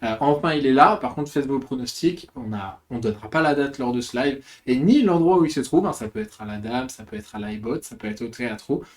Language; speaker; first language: French; native; French